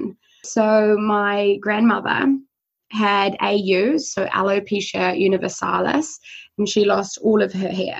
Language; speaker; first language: English; native; English